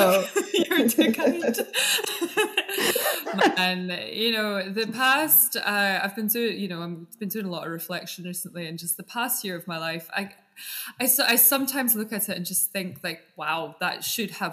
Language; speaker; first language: English; native; English